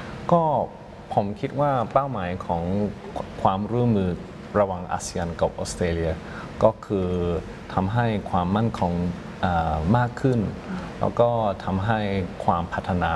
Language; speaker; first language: Thai; non-native, fluent; English